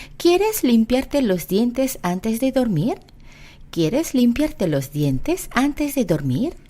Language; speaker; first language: Spanish; non-native, fluent; Korean